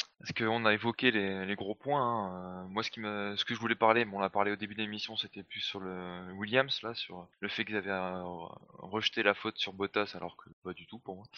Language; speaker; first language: French; native; French